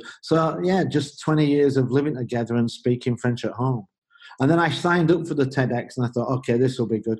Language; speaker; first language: English; native; English